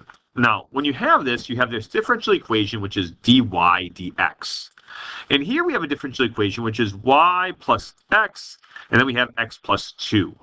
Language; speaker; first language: English; native; English